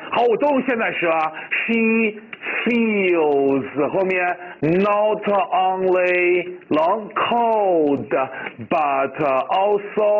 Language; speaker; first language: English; non-native, fluent; Chinese